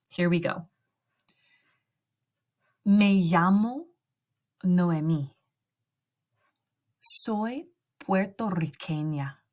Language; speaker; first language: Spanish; non-native, learner; English